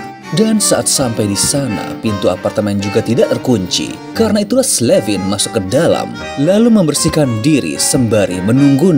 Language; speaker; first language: Indonesian; native; Indonesian